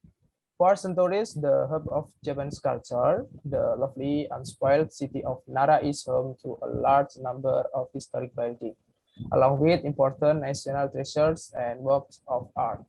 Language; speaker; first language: English; non-native, learner; Indonesian